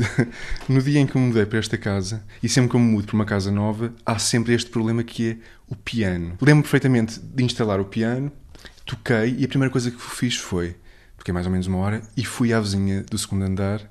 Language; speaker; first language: Portuguese; native; Portuguese